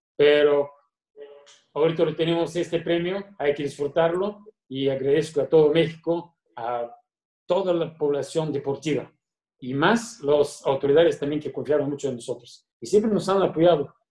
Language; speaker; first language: Spanish; non-native, fluent; Bulgarian